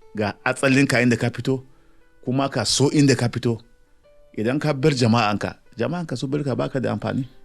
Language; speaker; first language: Hausa; non-native, local second language; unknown